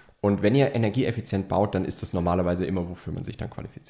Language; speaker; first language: German; native; German